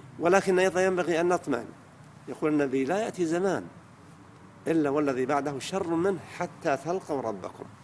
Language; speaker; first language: Arabic; native; Arabic